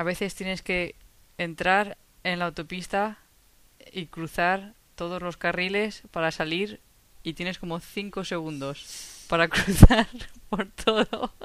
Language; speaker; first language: Spanish; non-native, fluent; English